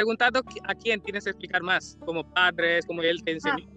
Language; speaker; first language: Spanish; non-native, learner; Hindi